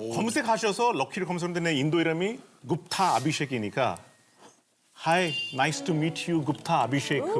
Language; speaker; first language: Korean; non-native, fluent; Hindi